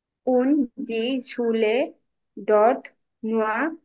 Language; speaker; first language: German; non-native, learner; Bangla